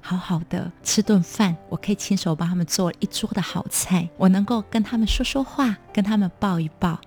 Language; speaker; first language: Chinese; native; Chinese